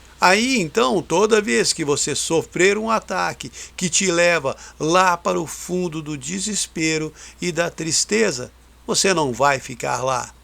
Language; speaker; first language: Portuguese; native; Portuguese